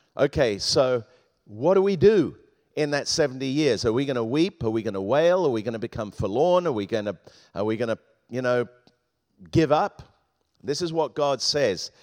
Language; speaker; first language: English; native; English